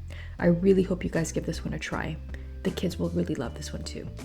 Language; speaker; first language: English; native; English